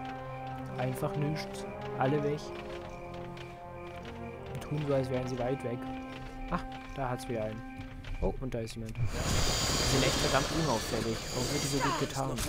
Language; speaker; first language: German; native; German